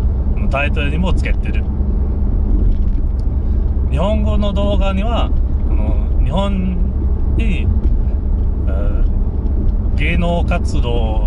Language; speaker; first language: Japanese; non-native, fluent; English